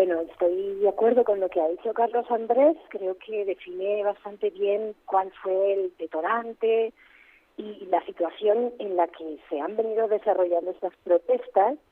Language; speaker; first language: Spanish; native; Spanish